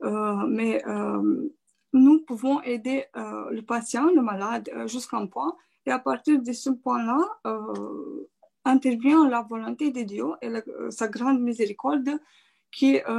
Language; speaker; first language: French; non-native, fluent; Romanian